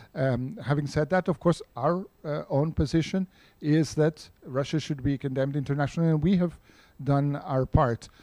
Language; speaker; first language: English; non-native, fluent; Portuguese